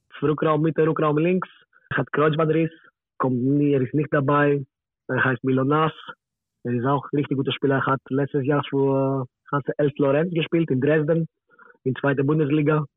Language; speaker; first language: German; non-native, learner; Greek